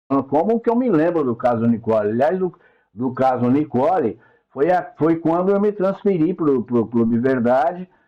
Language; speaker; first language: Portuguese; native; Portuguese